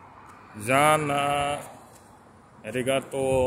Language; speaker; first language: Japanese; non-native, learner; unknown